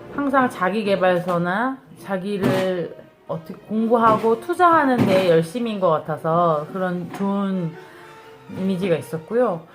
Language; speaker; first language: Korean; native; Korean